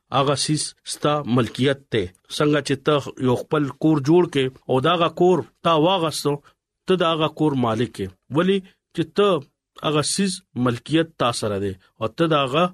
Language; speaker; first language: Pashto; non-native, local second language; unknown